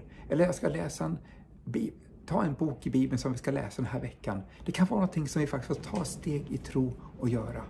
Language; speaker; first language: Swedish; native; Swedish